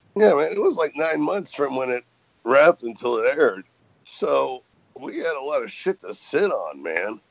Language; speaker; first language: English; native; English